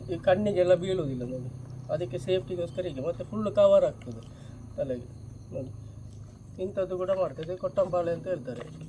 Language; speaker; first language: Kannada; non-native, local second language; Marathi